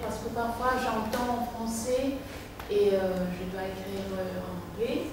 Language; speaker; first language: French; non-native, fluent; Greek